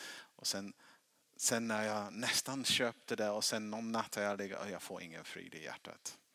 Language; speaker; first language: Swedish; non-native, fluent; English